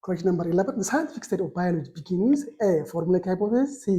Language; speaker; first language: English; non-native, local second language; Amharic